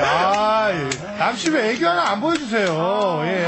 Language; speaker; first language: Korean; native; Korean